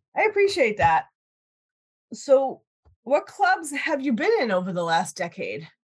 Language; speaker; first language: English; native; English